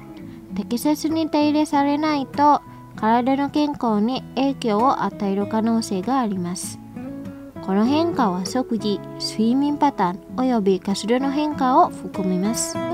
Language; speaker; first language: Japanese; non-native, fluent; Indonesian